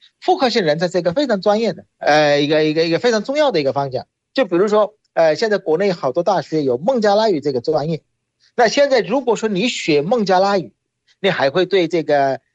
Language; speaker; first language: Chinese; non-native, fluent; Bangla